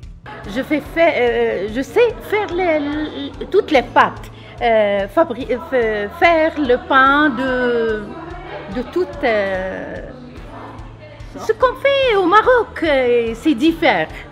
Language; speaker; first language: French; non-native, local second language; Arabic